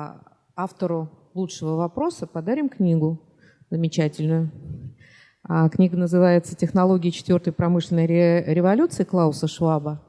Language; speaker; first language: Russian; native; Russian